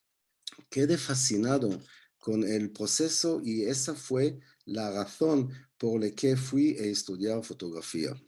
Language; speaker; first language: Spanish; non-native, learner; Hebrew